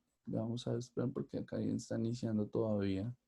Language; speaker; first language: Spanish; native; Spanish